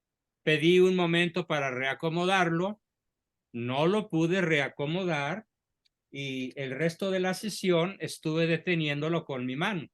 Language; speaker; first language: Spanish; native; Spanish